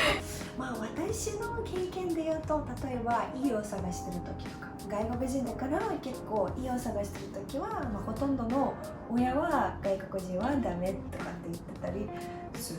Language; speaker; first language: Japanese; non-native, fluent; Russian